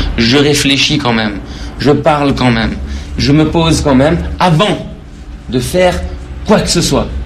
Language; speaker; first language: French; non-native, fluent; Persian